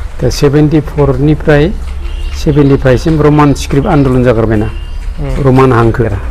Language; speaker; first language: Bodo; native; Bodo